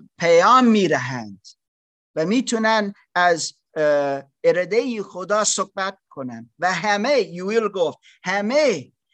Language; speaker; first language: Persian; non-native, learner; German